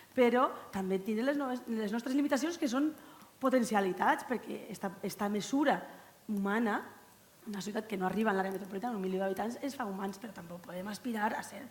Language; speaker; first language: Catalan; native; Catalan